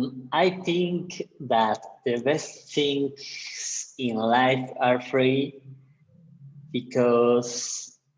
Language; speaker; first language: English; non-native, learner; Spanish